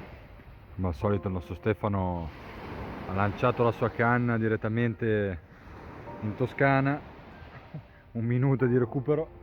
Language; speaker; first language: Italian; native; Italian